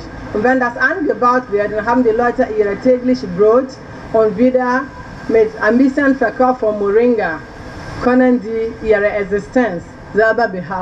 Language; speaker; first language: German; non-native, learner; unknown